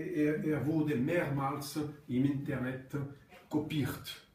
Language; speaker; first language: German; non-native, fluent; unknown